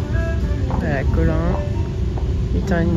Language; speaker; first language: French; native; French